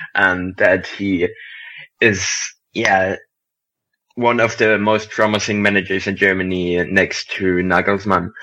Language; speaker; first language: English; non-native, fluent; German